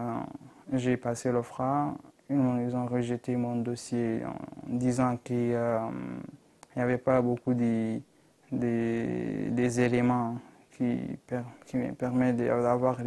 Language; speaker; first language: French; non-native, local second language; Arabic